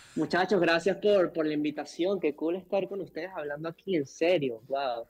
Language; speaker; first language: Spanish; native; Spanish